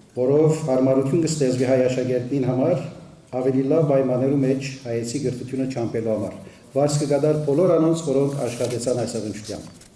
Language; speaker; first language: Armenian; early bilingual, heritage; Armenian